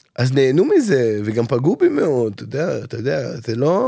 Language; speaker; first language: Hebrew; non-native, fluent; French